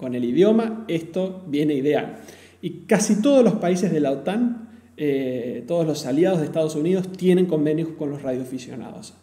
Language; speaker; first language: Spanish; native; Spanish